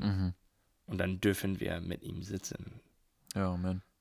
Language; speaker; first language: German; non-native, learner; English